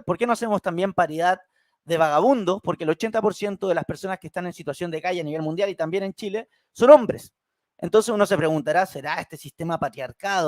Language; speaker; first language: Spanish; native; Spanish